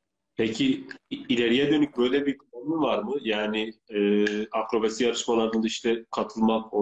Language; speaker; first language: Turkish; native; Turkish